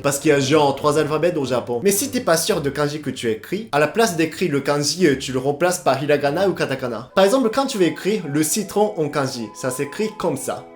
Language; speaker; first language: French; non-native, fluent; Japanese